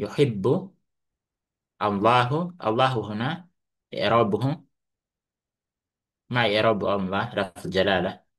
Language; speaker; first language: Arabic; non-native, fluent; Indonesian